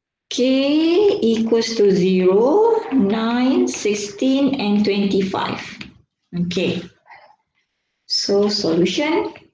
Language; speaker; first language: English; non-native, local second language; Malay